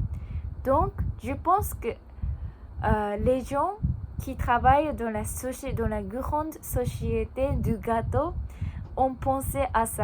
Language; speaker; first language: French; non-native, learner; Japanese